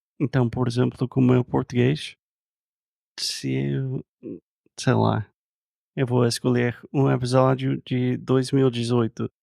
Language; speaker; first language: Portuguese; non-native, fluent; English